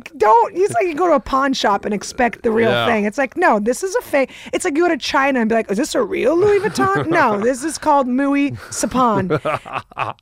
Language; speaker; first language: English; early bilingual, other home language; Russian